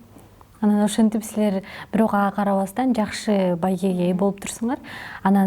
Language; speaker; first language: Kyrgyz; native; Kyrgyz